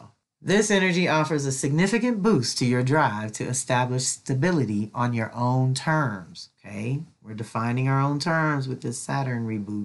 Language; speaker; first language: English; native; English